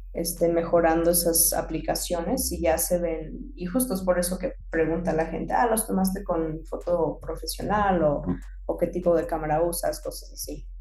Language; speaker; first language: Spanish; early bilingual, heritage; Spanish